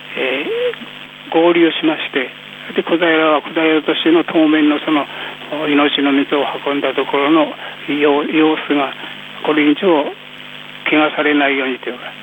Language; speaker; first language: Japanese; native; Japanese